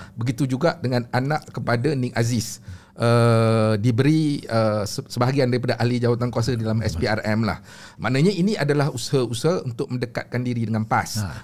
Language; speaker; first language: Malay; native; Malay